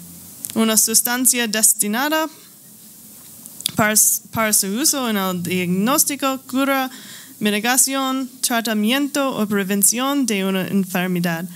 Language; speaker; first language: Spanish; non-native, learner; English